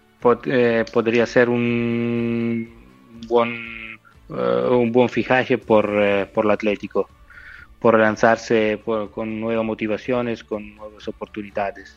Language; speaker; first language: Spanish; non-native, fluent; Italian